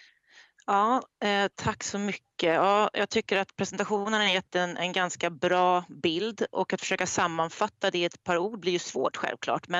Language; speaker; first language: Swedish; native; Swedish